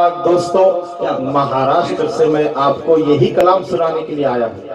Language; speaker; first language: Urdu; native; Urdu